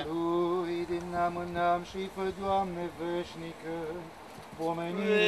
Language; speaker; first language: Romanian; native; Romanian